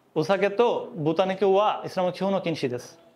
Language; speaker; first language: Japanese; non-native, learner; Bangla